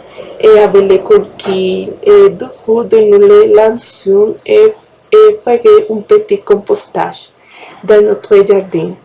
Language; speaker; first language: French; non-native, learner; Spanish